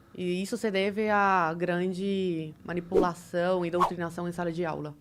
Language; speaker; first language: Portuguese; early bilingual, other home language; Spanish